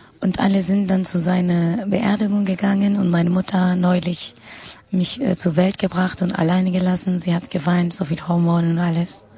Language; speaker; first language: German; non-native, fluent; Kurdish